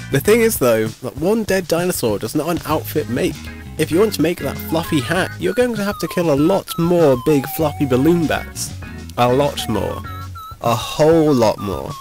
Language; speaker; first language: English; native; English